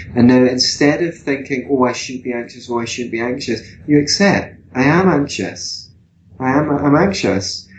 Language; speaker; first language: English; native; English